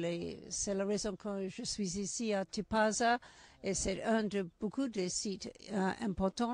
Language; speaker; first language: French; non-native, learner; English